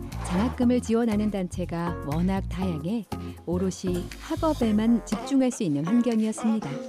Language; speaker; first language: Korean; native; Korean